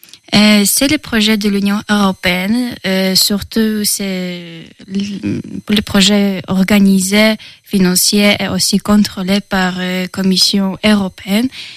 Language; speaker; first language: French; non-native, fluent; Polish